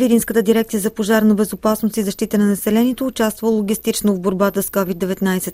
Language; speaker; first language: Bulgarian; native; Bulgarian